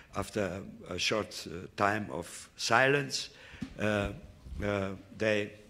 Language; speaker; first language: English; non-native, fluent; Romanian